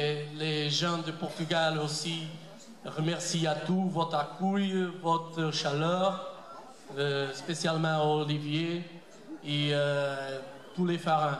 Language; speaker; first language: French; non-native, learner; Portuguese